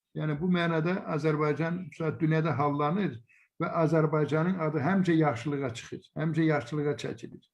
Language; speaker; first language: Azerbaijani; native; Azerbaijani